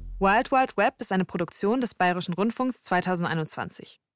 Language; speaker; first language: German; native; German